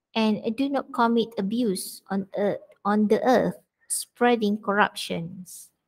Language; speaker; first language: English; non-native, local second language; Malay